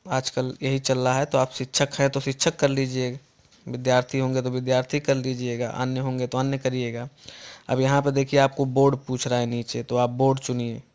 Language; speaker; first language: Hindi; native; Hindi